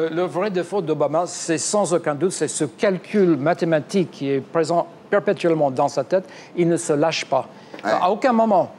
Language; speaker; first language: French; non-native, fluent; English